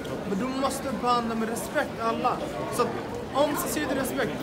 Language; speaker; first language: Swedish; non-native, fluent; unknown